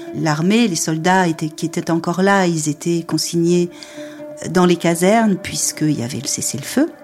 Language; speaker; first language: French; native; French